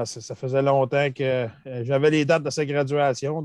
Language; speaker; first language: French; native; French